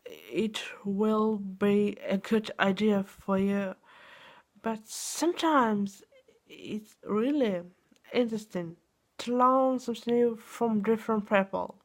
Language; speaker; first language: English; non-native, learner; Russian